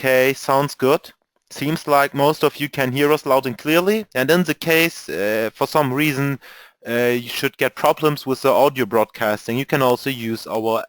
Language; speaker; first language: English; non-native, fluent; German